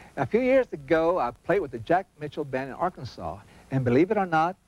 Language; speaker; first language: English; native; English